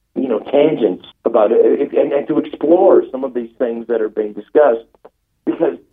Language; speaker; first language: English; native; English